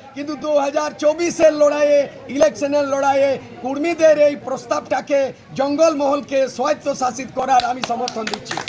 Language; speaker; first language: Bangla; non-native, local second language; Santali